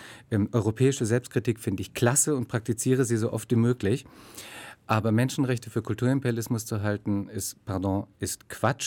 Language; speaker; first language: German; native; German